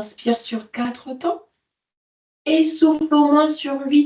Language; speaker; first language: French; native; French